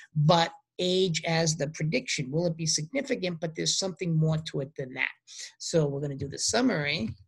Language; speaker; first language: English; native; English